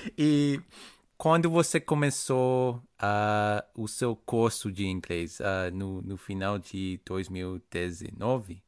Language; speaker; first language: Portuguese; non-native, fluent; English